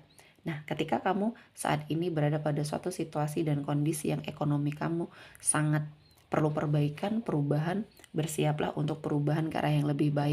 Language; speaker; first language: Indonesian; native; Indonesian